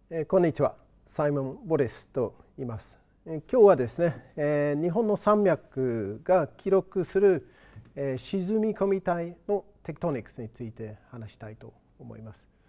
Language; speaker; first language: Japanese; non-native, fluent; English